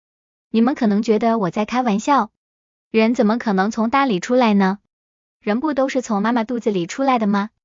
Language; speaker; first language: Chinese; native; Chinese